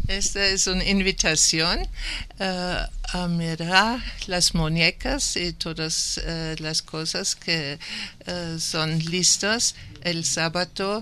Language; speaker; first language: Spanish; non-native, learner; German